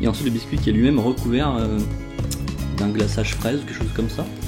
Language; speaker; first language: French; native; French